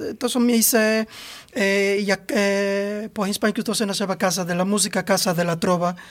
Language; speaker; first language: Polish; non-native, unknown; Spanish